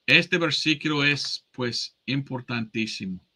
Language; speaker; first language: Spanish; non-native, fluent; English